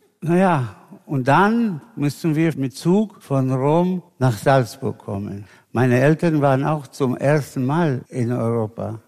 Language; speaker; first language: German; non-native, fluent; Spanish